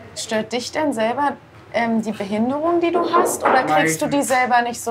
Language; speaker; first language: German; native; German